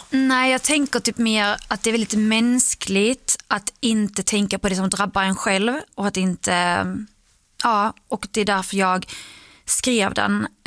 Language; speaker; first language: Swedish; early bilingual, other home language; Arabic